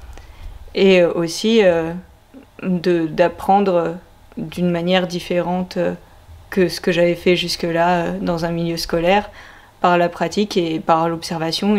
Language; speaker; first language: French; native; French